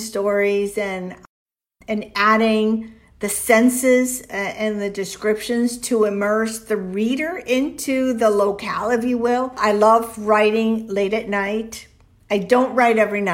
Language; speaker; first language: English; early bilingual, other home language; Spanish